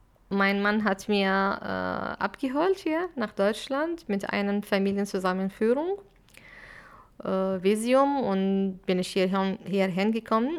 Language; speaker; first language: German; non-native, fluent; Arabic